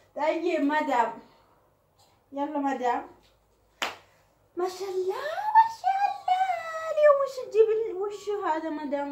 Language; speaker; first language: Arabic; non-native, learner; Oromo